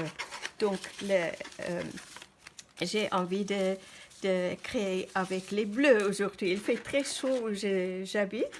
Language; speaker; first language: French; non-native, fluent; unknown